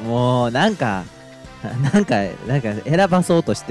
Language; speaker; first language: Japanese; native; Japanese